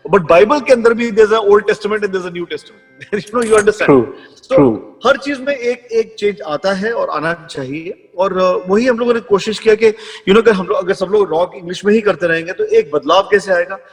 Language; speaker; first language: Hindi; native; Hindi